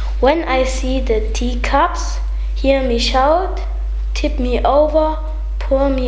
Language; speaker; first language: English; non-native, learner; German